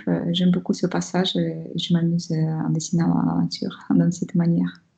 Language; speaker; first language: French; non-native, fluent; Russian